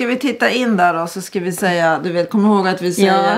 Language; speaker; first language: Swedish; native; Swedish